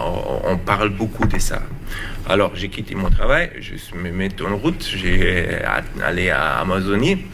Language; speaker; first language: French; non-native, learner; German